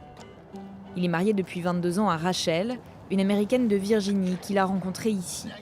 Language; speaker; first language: French; native; French